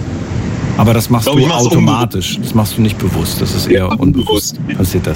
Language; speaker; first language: German; native; German